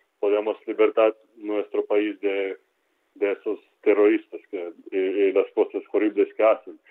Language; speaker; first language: Spanish; non-native, learner; Ukrainian